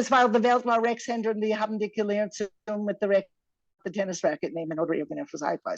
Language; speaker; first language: German; non-native, fluent; English